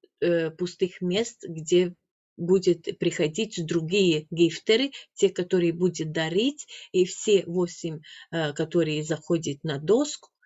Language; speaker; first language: Russian; non-native, fluent; Latvian